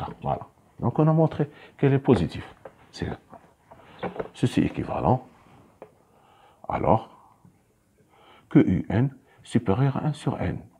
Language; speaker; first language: French; non-native, local second language; Arabic